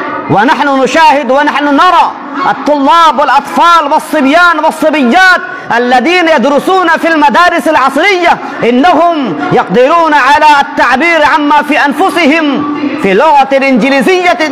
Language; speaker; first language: Arabic; non-native, fluent; Urdu